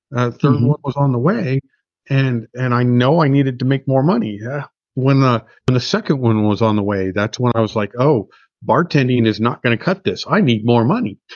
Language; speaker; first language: English; native; English